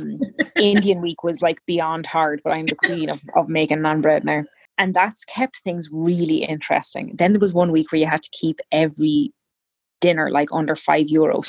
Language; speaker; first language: English; native; English